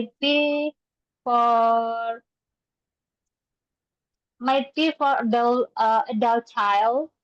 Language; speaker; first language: English; non-native, learner; Indonesian